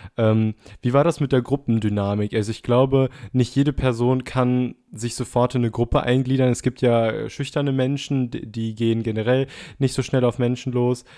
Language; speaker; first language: German; native; German